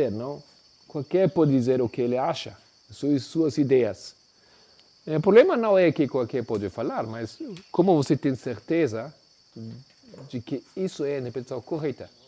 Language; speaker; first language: Portuguese; non-native, fluent; Spanish